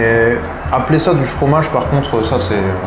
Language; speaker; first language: French; native; French